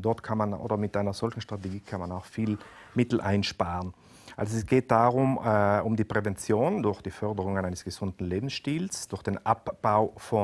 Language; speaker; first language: German; native; German